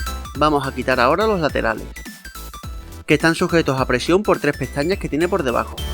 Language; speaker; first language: Spanish; native; Spanish